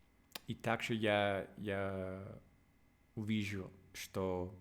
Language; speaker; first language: Russian; non-native, learner; English